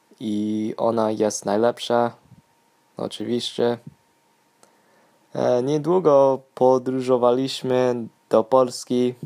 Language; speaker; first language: Polish; non-native, learner; English